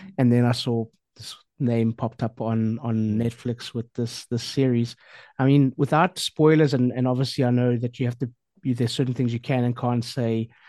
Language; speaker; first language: English; native; English